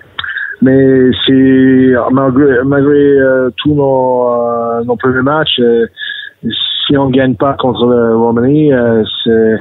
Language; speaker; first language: French; non-native, fluent; English